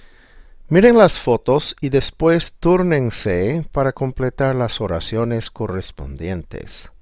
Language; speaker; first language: Spanish; non-native, fluent; English